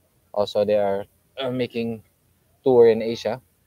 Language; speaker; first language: English; non-native, local second language; Filipino